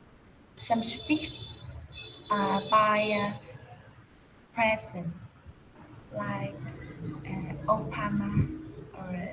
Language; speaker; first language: English; non-native, learner; Vietnamese